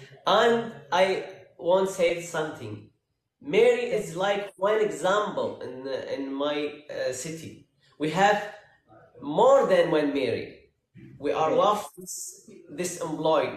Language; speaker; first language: English; non-native, learner; Arabic